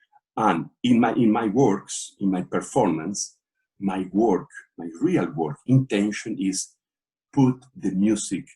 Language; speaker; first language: English; non-native, learner; Portuguese